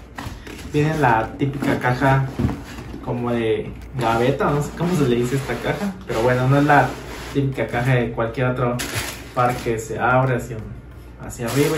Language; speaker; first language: Spanish; native; Spanish